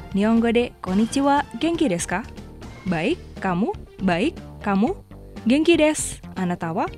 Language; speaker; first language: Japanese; non-native, fluent; Indonesian